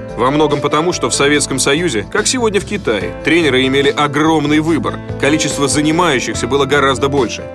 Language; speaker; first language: Russian; native; Russian